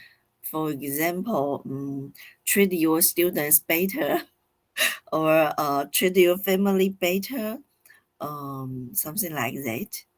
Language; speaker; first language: English; non-native, fluent; Chinese